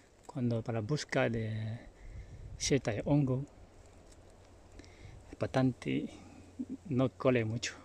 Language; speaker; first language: Spanish; non-native, learner; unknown